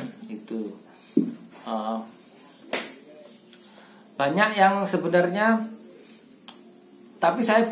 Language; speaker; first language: Indonesian; non-native, local second language; Javanese